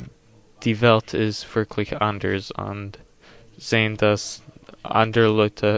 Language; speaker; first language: German; non-native, learner; English